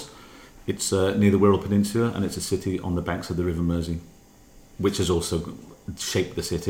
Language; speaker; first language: English; native; English